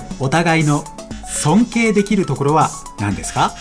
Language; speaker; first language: Japanese; native; Japanese